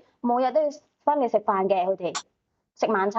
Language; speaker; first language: Cantonese; native; Cantonese